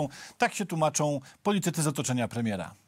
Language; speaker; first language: Polish; native; Polish